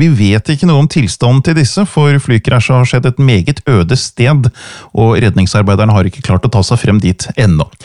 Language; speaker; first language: Norwegian; native; Norwegian